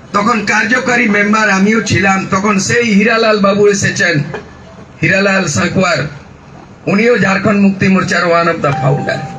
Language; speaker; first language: Bangla; non-native, local second language; Santali